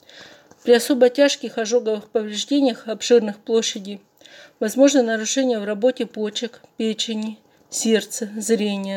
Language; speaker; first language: Russian; native; Russian